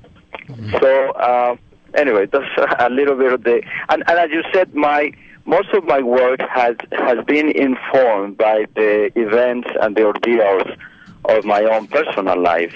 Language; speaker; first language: English; non-native, fluent; Spanish